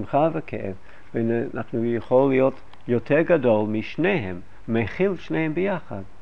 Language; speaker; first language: Hebrew; non-native, fluent; English